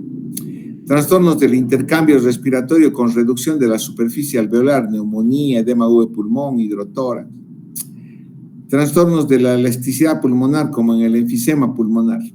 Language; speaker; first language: Spanish; native; Spanish